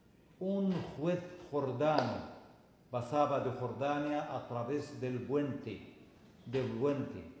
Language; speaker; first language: Spanish; non-native, fluent; Arabic